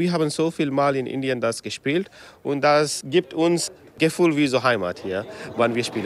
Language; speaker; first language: German; non-native, learner; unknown